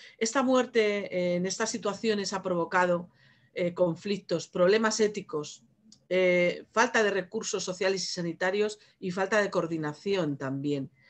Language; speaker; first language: Spanish; native; Spanish